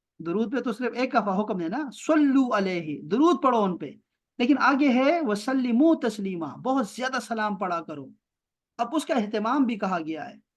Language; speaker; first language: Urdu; non-native, local second language; Pashto